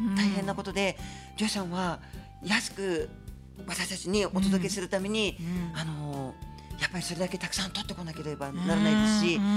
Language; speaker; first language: Japanese; native; Japanese